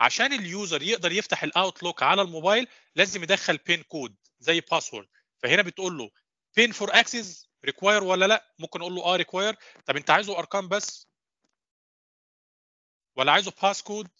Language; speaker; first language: Arabic; native; Arabic